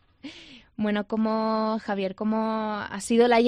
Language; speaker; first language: Spanish; native; Spanish